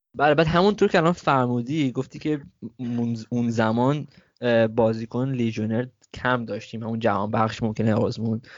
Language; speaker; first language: Persian; early bilingual, heritage; Persian